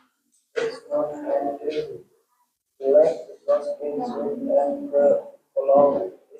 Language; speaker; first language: English; non-native, learner; Indonesian